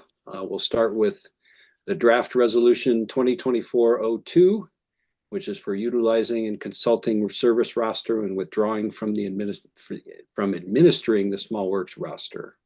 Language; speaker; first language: English; native; English